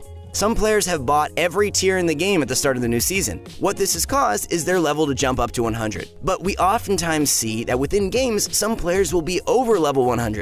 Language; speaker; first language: English; native; English